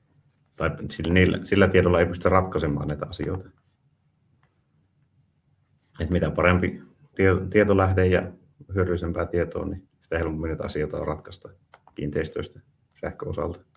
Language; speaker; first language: Finnish; native; Finnish